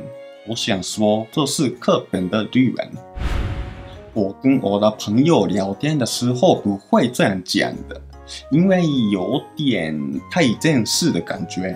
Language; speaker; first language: Chinese; non-native, fluent; Japanese